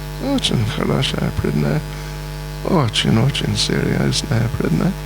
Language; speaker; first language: Russian; non-native, learner; English